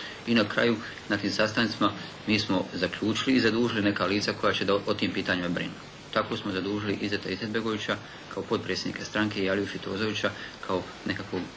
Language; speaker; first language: Bosnian; native; Bosnian